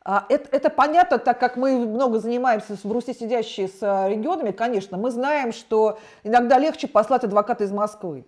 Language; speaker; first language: Russian; native; Russian